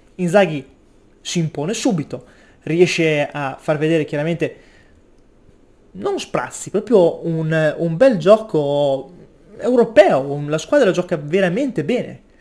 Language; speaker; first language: Italian; native; Italian